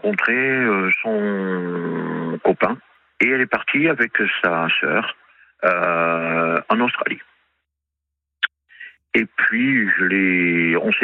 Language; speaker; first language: French; native; French